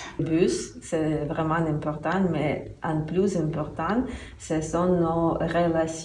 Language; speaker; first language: French; non-native, learner; Ukrainian